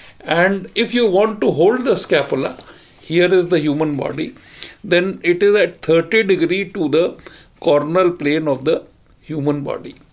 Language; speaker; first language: English; non-native, local second language; Hindi